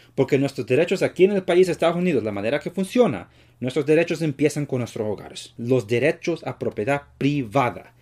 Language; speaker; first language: Spanish; early bilingual, heritage; Spanish